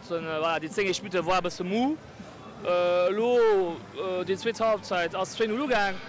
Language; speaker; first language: German; non-native, local second language; Luxembourgish